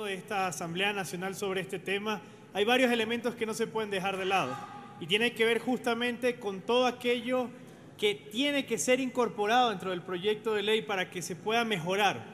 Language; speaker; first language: Spanish; native; Spanish